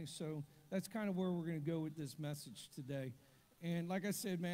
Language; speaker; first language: English; native; English